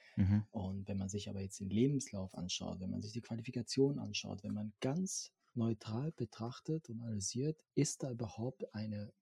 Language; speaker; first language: German; non-native, fluent; French